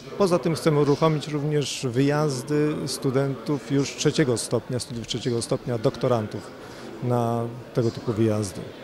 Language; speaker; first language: Polish; native; Polish